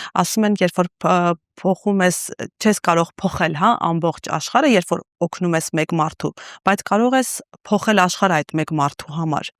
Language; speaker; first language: Armenian; native; Armenian